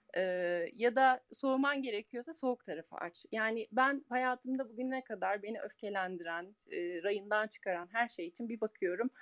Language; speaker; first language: Turkish; early bilingual, heritage; Turkish